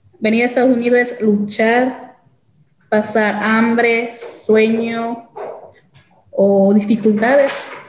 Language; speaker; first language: Spanish; native; Spanish